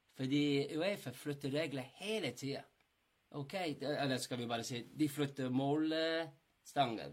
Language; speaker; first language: Norwegian; non-native, fluent; English